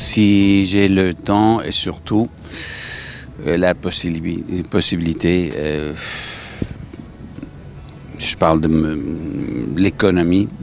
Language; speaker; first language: French; non-native, fluent; English